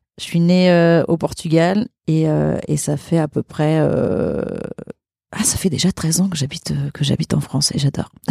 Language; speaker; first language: French; early bilingual, other home language; Portuguese